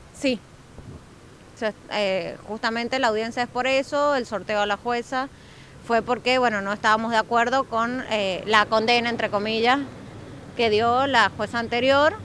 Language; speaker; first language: Spanish; native; Spanish